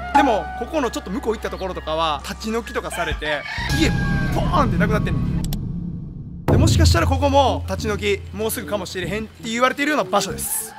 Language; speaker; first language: Japanese; native; Japanese